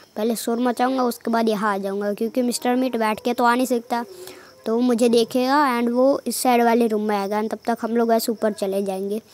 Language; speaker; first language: Hindi; non-native, local second language; Gujarati